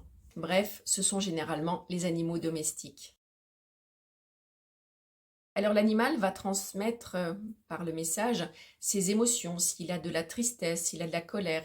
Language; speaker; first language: French; native; French